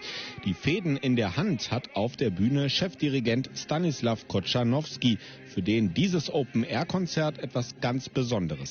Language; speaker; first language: German; native; German